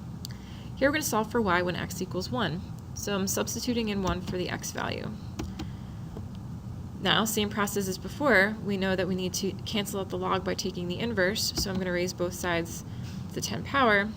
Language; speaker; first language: English; native; English